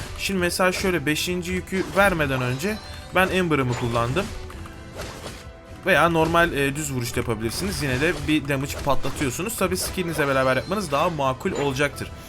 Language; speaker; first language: Turkish; native; Turkish